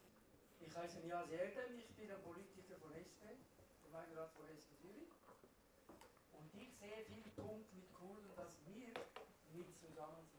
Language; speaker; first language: German; non-native, learner; Kurdish